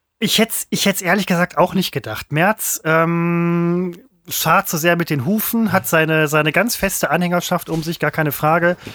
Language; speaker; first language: German; native; German